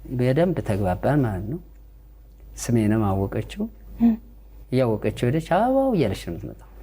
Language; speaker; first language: Amharic; native; Amharic